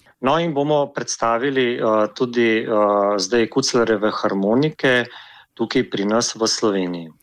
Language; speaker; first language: Slovenian; native; Slovenian